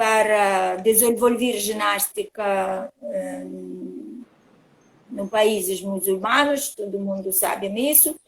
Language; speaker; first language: Portuguese; non-native, learner; Russian